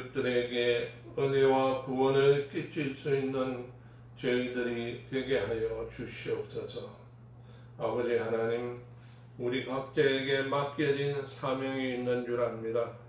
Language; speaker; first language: Korean; native; Korean